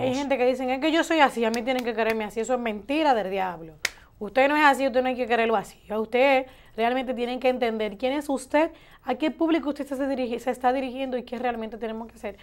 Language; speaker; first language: Spanish; native; Spanish